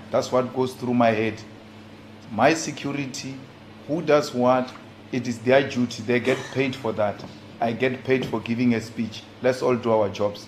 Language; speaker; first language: English; non-native, local second language; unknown